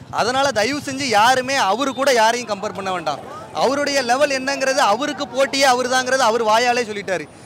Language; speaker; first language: Tamil; native; Tamil